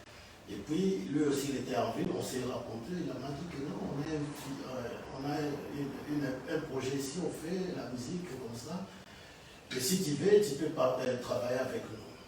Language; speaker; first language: French; non-native, local second language; Lingala